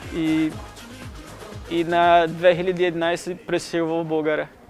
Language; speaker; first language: Bulgarian; non-native, learner; Portuguese